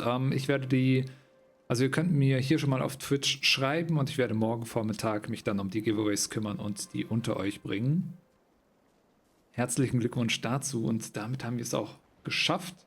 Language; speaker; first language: German; native; German